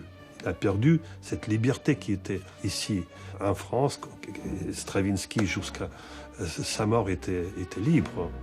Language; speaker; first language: French; non-native, fluent; Russian